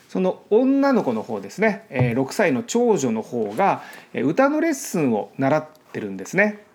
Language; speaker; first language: Japanese; native; Japanese